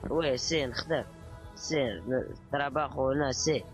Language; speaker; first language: Spanish; non-native, learner; Arabic